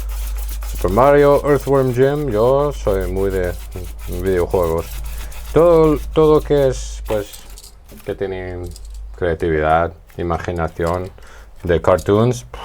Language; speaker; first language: Spanish; non-native, fluent; English